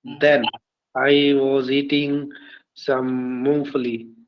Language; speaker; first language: English; non-native, learner; Hindi